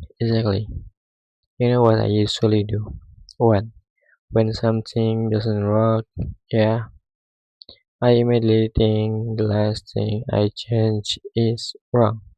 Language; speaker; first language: English; non-native, learner; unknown